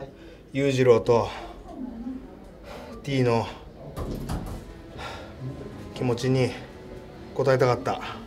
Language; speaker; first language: Japanese; native; Japanese